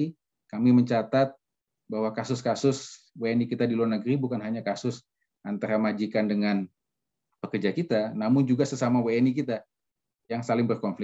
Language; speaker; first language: Indonesian; native; Indonesian